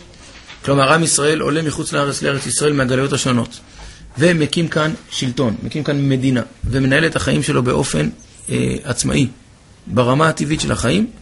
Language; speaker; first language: Hebrew; native; Hebrew